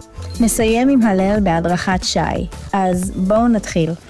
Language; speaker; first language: Hebrew; native; Hebrew